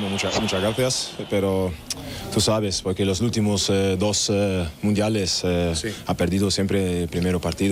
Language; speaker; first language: Spanish; non-native, learner; German